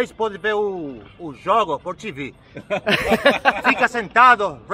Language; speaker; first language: Portuguese; non-native, learner; Spanish